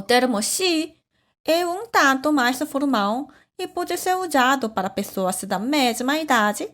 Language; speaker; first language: Portuguese; non-native, fluent; Korean